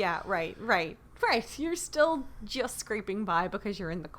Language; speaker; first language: English; native; English